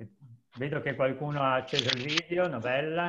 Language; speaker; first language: Italian; native; Italian